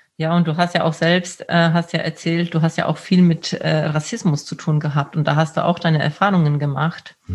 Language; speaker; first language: German; early bilingual, other home language; Polish